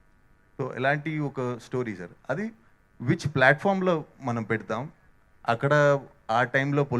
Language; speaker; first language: Telugu; non-native, learner; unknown